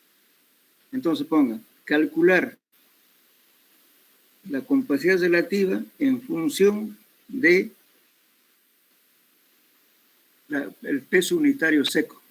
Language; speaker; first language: Spanish; native; Spanish